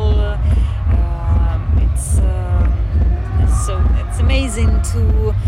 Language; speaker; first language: English; non-native, fluent; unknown